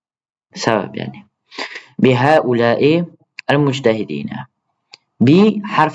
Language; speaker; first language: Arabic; non-native, fluent; Uzbek